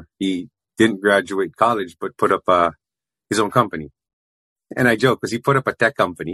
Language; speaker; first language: English; non-native, local second language; Filipino